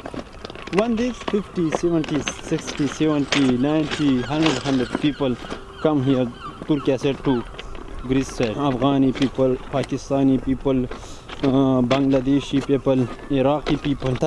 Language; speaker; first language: English; non-native, learner; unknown